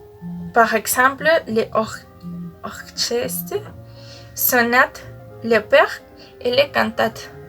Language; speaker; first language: French; non-native, learner; Spanish